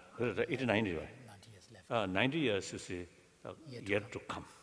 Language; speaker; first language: English; non-native, learner; Tibetan